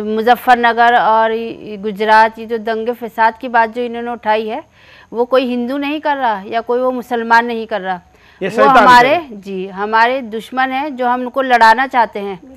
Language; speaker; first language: Hindi; native; Hindi